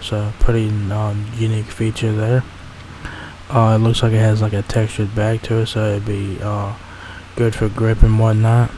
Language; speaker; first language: English; native; English